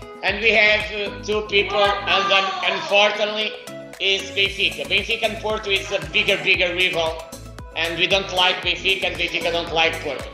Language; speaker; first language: English; non-native, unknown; Portuguese